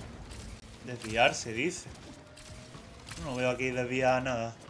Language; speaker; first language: Spanish; native; Spanish